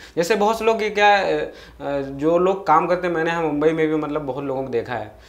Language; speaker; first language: Hindi; native; Hindi